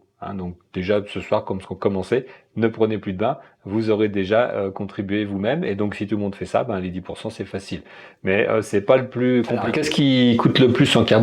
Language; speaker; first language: French; native; French